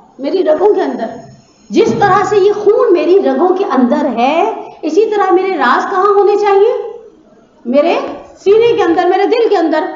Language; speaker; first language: Urdu; native; Urdu